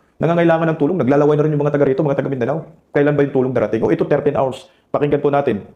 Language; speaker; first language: Filipino; non-native, local second language; Cebuano